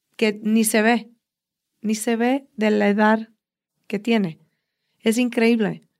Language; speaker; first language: Spanish; early bilingual, heritage; Spanish